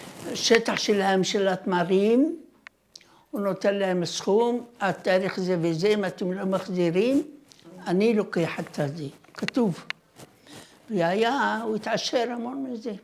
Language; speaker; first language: Hebrew; non-native, fluent; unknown